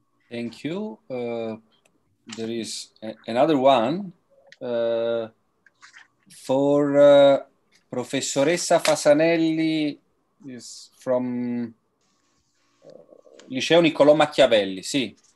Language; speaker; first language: English; non-native, fluent; Italian